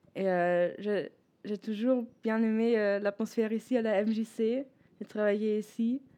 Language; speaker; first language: French; non-native, fluent; German